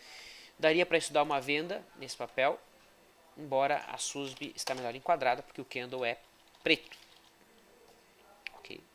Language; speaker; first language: Portuguese; native; Portuguese